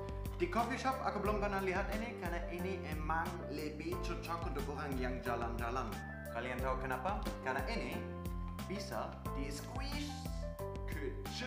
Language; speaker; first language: Indonesian; non-native, fluent; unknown